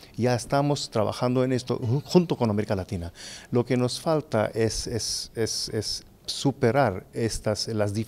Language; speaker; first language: Spanish; non-native, fluent; Hindi